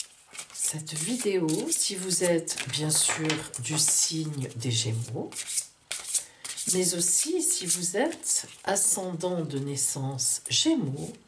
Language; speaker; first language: French; native; French